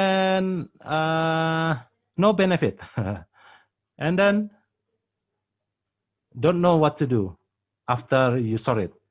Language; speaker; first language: English; non-native, fluent; Indonesian